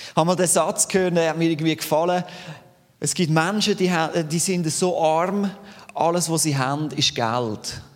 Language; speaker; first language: German; native; German